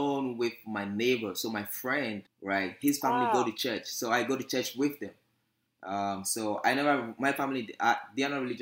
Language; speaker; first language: English; native; English